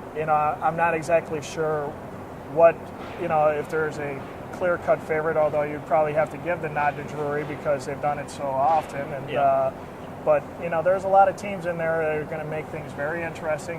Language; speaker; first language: English; native; English